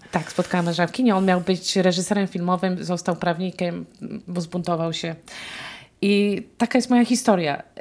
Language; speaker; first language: Polish; native; Polish